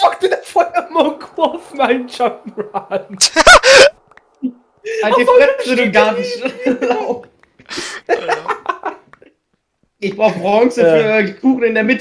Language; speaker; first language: German; native; German